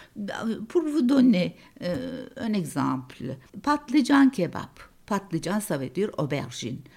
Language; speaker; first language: French; non-native, fluent; Turkish